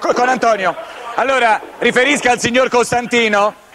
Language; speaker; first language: Italian; native; Italian